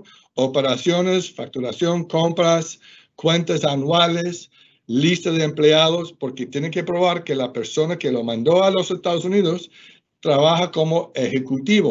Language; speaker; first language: Spanish; non-native, fluent; English